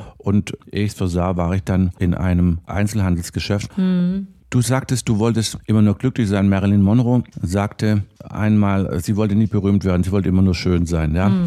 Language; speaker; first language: German; native; German